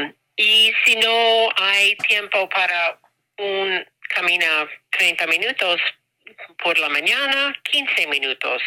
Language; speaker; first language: Spanish; non-native, learner; English